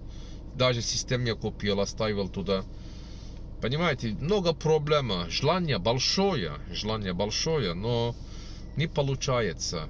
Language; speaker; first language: Russian; non-native, learner; Turkish